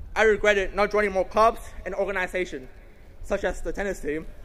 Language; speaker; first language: English; non-native, fluent; Vietnamese